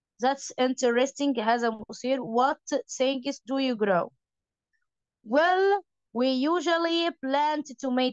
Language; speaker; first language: English; non-native, fluent; Arabic